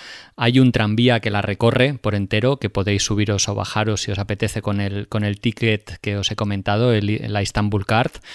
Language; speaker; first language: Spanish; native; Spanish